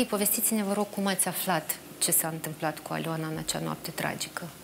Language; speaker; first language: Romanian; native; Romanian